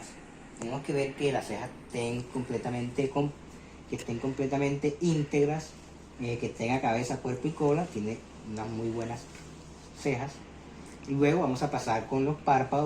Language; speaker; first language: Spanish; native; Spanish